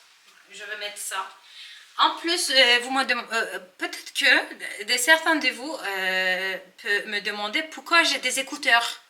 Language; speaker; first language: French; non-native, learner; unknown